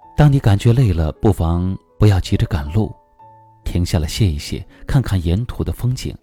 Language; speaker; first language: Chinese; native; Chinese